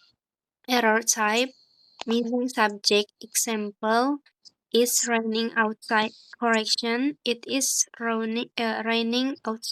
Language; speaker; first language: English; non-native, learner; Indonesian